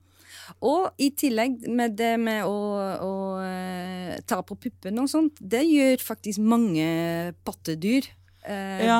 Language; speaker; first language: Norwegian; non-native, fluent; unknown